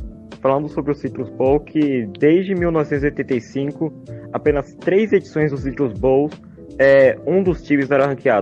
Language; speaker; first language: Portuguese; native; Portuguese